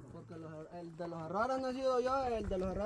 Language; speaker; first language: Spanish; native; Spanish